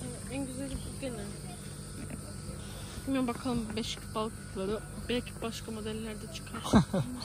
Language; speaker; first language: Turkish; early bilingual, heritage; Turkish